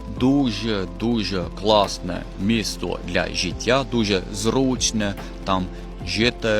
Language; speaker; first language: Ukrainian; non-native, fluent; English